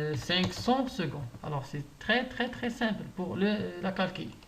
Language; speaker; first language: French; non-native, local second language; Arabic